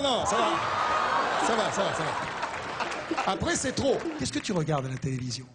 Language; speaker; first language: French; native; French